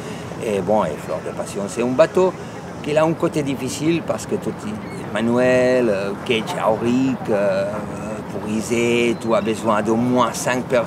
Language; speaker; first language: French; non-native, fluent; Spanish